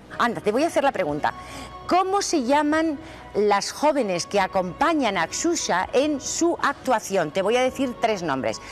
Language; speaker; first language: Spanish; native; Spanish